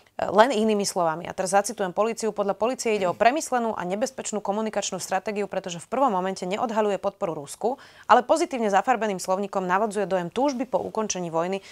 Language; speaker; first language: Slovak; native; Slovak